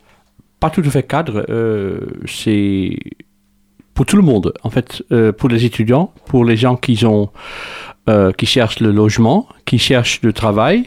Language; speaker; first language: French; non-native, fluent; Dutch